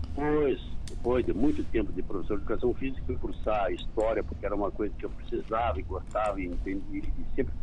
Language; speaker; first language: Portuguese; native; Portuguese